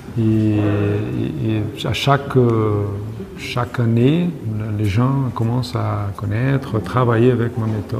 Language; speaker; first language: French; non-native, learner; Portuguese